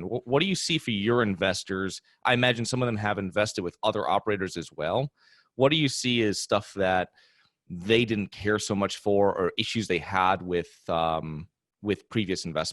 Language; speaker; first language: English; native; English